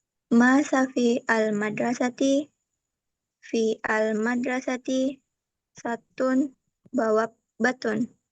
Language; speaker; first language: Arabic; non-native, learner; Indonesian